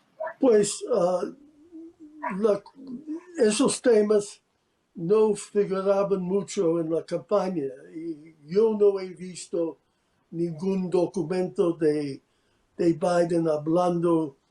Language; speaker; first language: Spanish; non-native, fluent; English